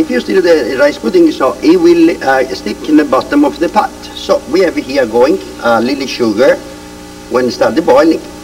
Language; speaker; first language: English; non-native, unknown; Italian